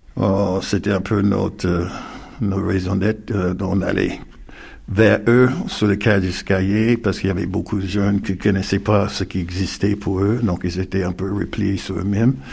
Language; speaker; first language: French; non-native, fluent; English